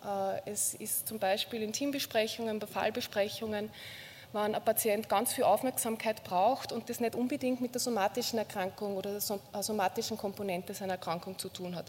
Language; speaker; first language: German; native; German